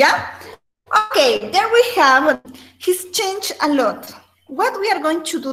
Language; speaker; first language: English; non-native, learner; Spanish